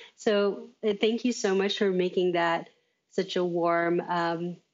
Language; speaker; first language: English; native; English